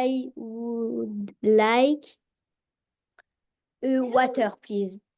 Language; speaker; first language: English; non-native, learner; French